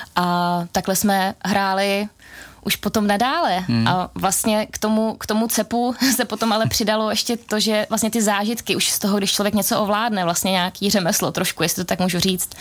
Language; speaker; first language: Czech; native; Czech